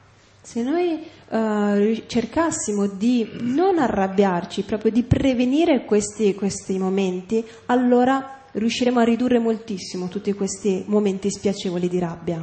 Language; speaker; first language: Italian; native; Italian